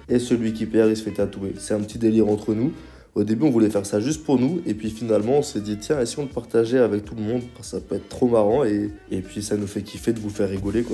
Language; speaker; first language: French; native; French